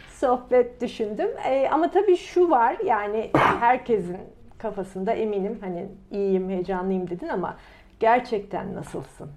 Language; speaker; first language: Turkish; native; Turkish